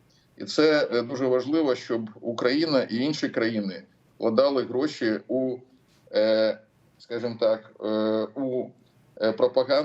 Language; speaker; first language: Ukrainian; non-native, local second language; Russian